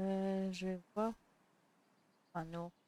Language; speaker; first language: French; native; French